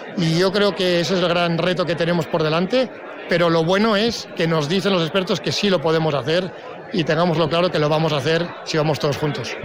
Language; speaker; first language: Spanish; non-native, local second language; Catalan